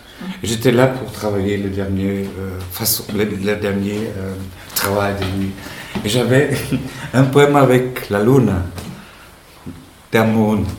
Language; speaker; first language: French; non-native, fluent; Spanish